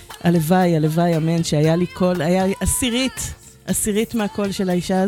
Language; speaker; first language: Hebrew; native; Hebrew